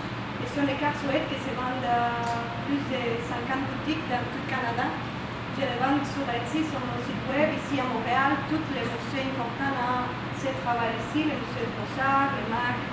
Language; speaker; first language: French; non-native, fluent; Spanish